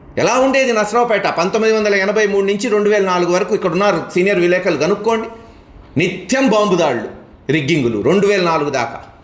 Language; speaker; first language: Telugu; native; Telugu